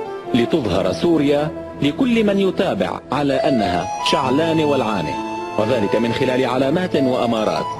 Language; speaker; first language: Arabic; native; Arabic